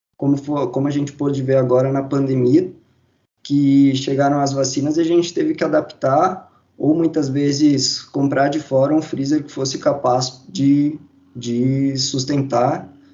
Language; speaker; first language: Portuguese; native; Portuguese